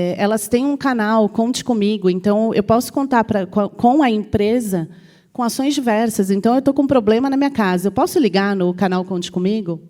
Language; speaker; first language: Portuguese; native; Portuguese